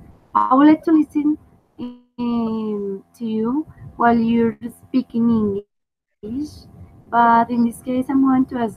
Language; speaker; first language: English; non-native, fluent; Spanish